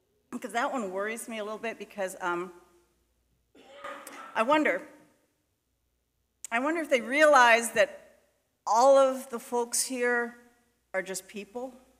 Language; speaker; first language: English; native; English